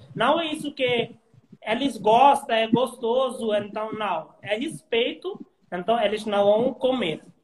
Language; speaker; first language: Portuguese; non-native, learner; Hindi